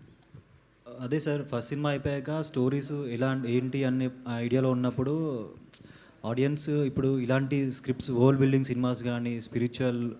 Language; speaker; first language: Telugu; native; Telugu